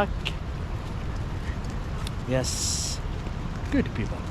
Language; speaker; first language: English; non-native, fluent; Somali